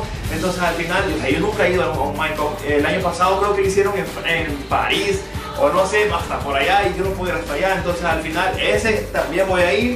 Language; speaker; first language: Spanish; early bilingual, other home language; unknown